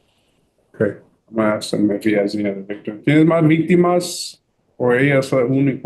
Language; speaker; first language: Spanish; early bilingual, heritage; English